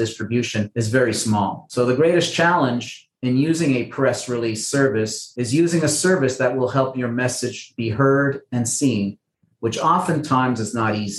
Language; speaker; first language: English; native; English